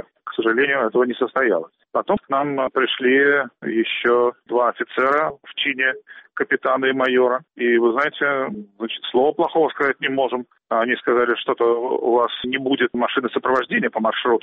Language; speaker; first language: Russian; native; Russian